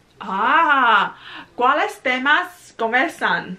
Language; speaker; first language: Spanish; non-native, learner; English